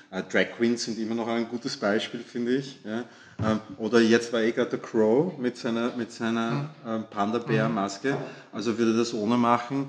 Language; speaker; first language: German; native; German